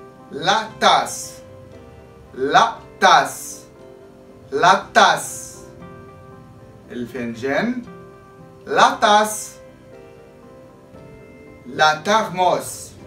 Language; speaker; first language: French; non-native, fluent; Arabic